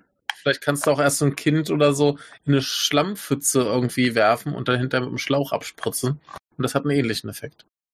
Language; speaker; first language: German; native; German